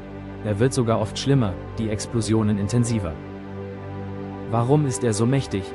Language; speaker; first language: German; native; German